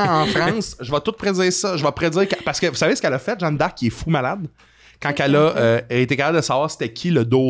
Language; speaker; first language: French; native; French